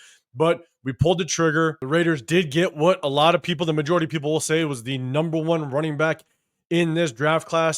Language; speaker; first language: English; native; English